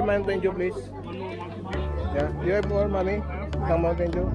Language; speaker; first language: English; non-native, local second language; Filipino